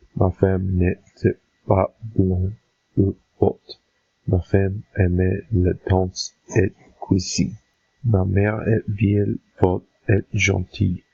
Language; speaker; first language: French; non-native, learner; English